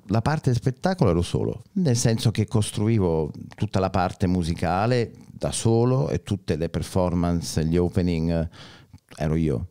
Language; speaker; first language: Italian; native; Italian